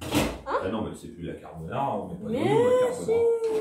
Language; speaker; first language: French; native; French